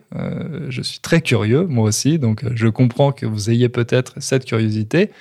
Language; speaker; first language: French; native; French